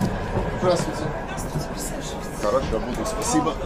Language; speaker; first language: Russian; non-native, learner; English